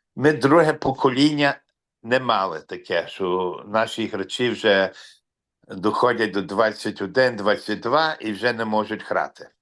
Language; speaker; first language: Ukrainian; early bilingual, heritage; Ukrainian